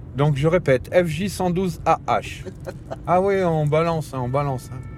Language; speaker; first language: French; non-native, fluent; Spanish